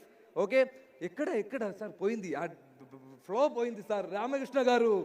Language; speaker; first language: Telugu; non-native, learner; Malayalam